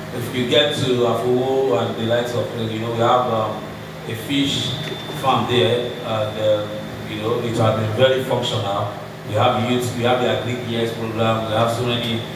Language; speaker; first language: English; non-native, local second language; Yoruba